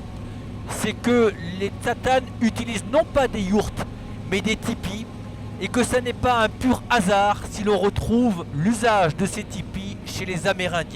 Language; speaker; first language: French; native; French